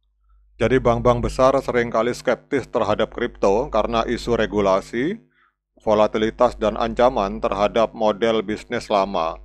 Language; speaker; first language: Indonesian; native; Indonesian